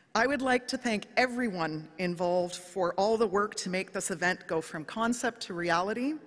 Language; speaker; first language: English; native; English